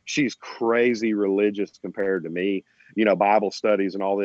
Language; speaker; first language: English; native; English